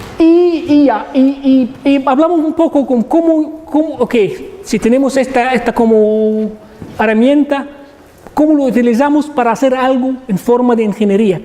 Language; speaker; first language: Spanish; non-native, learner; Arabic